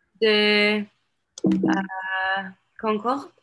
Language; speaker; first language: French; non-native, learner; English